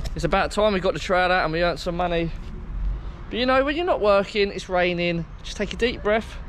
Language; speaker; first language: English; native; English